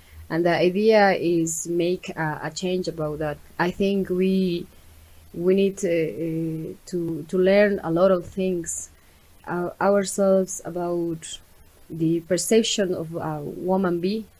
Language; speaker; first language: English; non-native, learner; Spanish